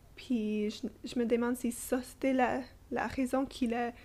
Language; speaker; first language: French; non-native, fluent; English